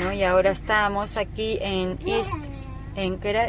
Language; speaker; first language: Spanish; native; Spanish